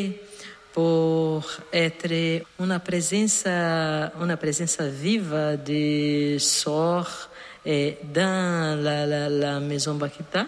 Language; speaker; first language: French; non-native, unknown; Portuguese